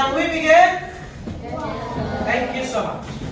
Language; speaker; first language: English; non-native, learner; Indonesian